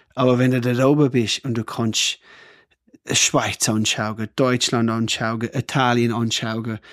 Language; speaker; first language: German; non-native, fluent; English